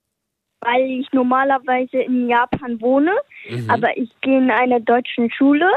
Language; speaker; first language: German; early bilingual, heritage; German